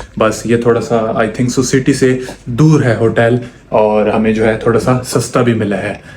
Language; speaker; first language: Urdu; non-native, local second language; Punjabi